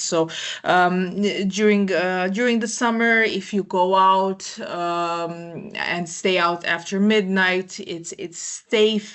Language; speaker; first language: English; non-native, fluent; Croatian